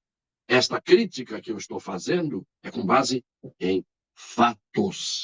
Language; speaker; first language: Portuguese; native; Portuguese